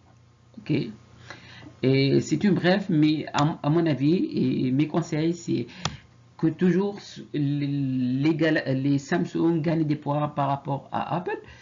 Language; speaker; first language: French; non-native, fluent; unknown